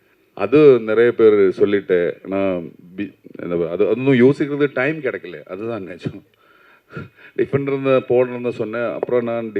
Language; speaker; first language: Tamil; non-native, learner; Malayalam